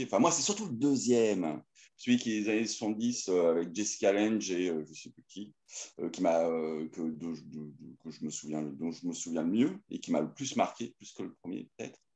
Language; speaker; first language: French; native; French